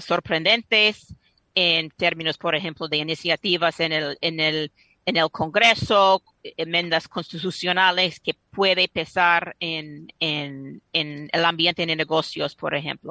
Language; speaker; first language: Spanish; non-native, fluent; English